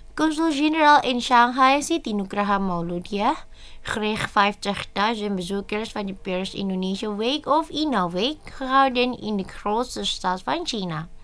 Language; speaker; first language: Dutch; non-native, fluent; Indonesian